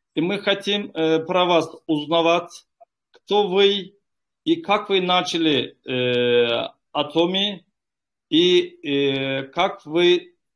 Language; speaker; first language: Russian; non-native, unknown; Turkish